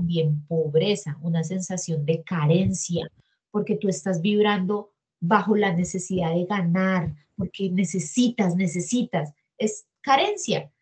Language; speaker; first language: Spanish; native; Spanish